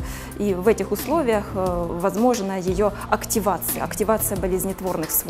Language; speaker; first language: Russian; native; Russian